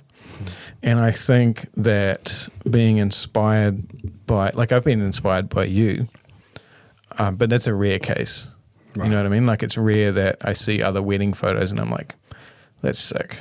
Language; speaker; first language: English; native; English